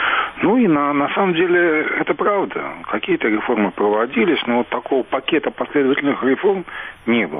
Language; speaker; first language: Russian; native; Russian